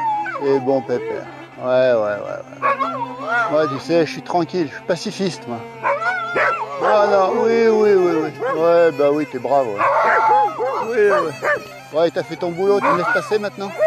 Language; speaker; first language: French; native; French